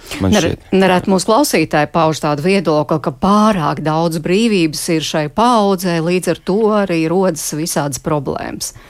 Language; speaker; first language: Latvian; native; Latvian